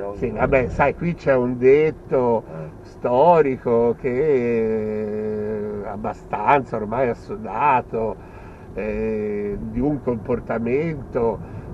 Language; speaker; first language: Italian; native; Italian